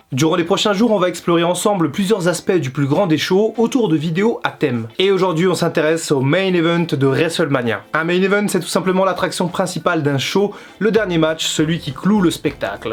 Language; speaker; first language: French; native; French